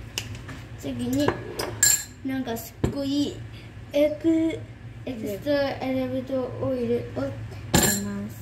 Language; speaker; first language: Japanese; non-native, fluent; Cebuano